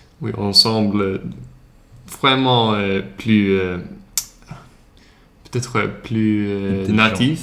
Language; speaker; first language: French; non-native, learner; Swedish